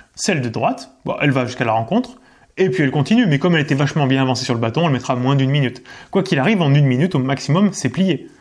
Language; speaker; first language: French; native; French